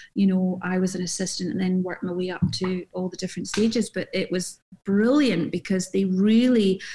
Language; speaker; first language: English; native; English